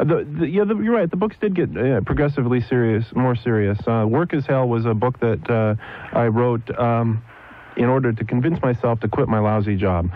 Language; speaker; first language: English; native; English